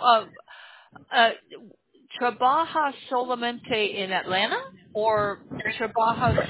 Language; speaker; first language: Spanish; non-native, learner; English